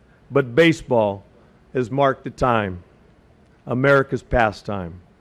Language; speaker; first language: English; native; English